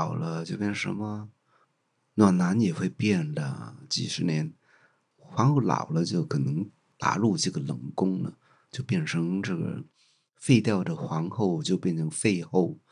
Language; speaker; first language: Chinese; non-native, local second language; Cantonese